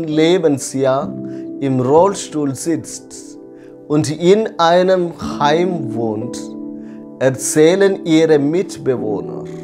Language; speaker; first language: German; non-native, fluent; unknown